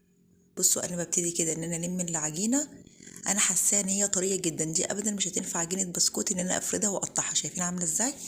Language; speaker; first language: Arabic; native; Arabic